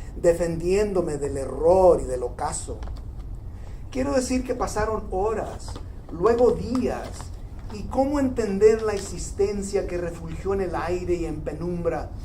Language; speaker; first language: Spanish; early bilingual, heritage; Spanish